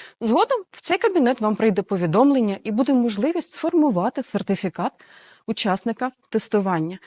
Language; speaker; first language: Ukrainian; native; Ukrainian